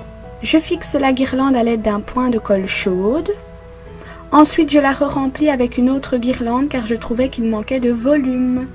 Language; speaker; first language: French; native; French